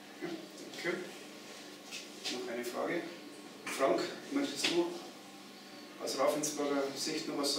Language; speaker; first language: German; native; German